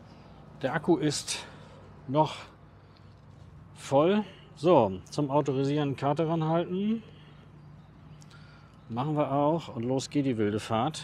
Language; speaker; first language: German; native; German